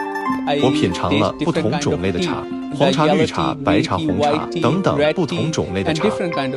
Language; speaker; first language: Chinese; non-native, learner; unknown